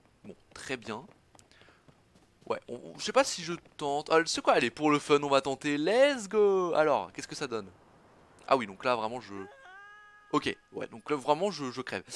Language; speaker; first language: French; native; French